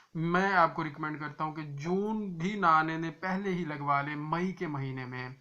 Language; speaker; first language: Urdu; non-native, local second language; Punjabi